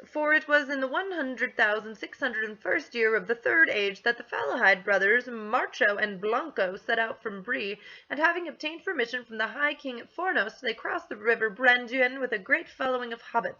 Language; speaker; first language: English; native; English